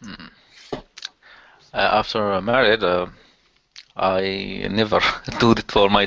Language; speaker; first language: English; non-native, learner; Arabic